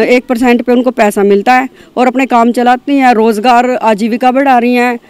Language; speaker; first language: Hindi; native; Hindi